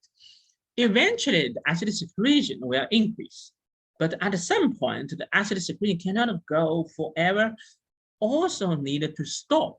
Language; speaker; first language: English; non-native, fluent; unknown